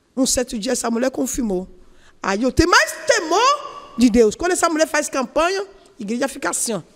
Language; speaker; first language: Portuguese; non-native, learner; Yoruba